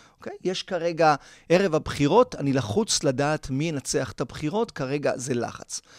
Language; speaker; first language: Hebrew; early bilingual, other home language; Spanish